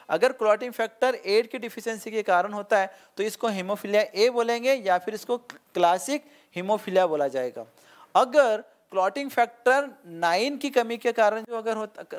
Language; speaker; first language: Hindi; non-native, local second language; Marathi